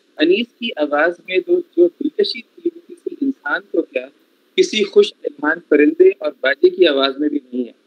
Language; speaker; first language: Urdu; native; Urdu